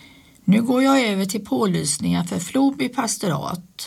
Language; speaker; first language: Swedish; native; Swedish